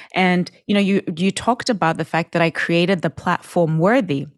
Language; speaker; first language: English; non-native, local second language; Shona